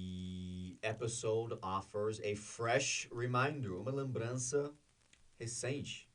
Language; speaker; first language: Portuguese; non-native, learner; English